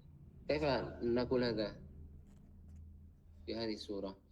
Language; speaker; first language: Arabic; non-native, fluent; Indonesian